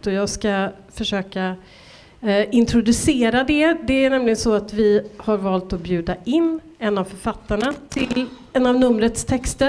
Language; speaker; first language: Swedish; native; Swedish